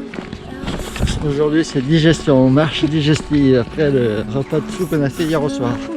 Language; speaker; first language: French; native; French